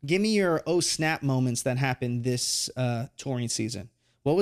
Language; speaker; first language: English; native; English